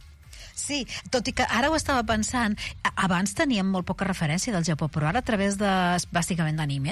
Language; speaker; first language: Catalan; native; Catalan